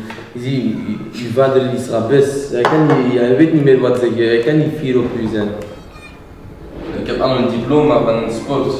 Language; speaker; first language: Dutch; non-native, local second language; French